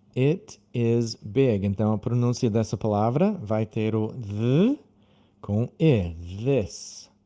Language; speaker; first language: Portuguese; non-native, fluent; English